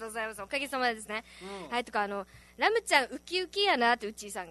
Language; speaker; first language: Japanese; native; Japanese